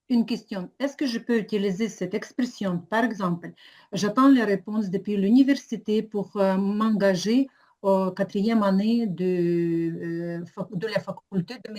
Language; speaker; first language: French; non-native, fluent; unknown